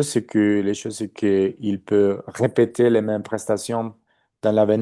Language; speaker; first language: French; non-native, learner; Spanish